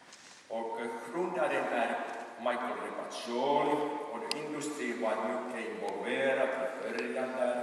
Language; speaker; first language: Swedish; non-native, local second language; Finnish